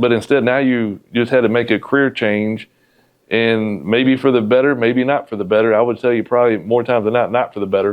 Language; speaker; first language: English; native; English